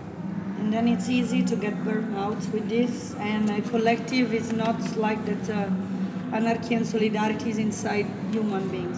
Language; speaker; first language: English; non-native, fluent; Italian